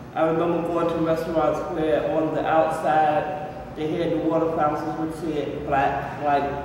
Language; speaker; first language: English; native; English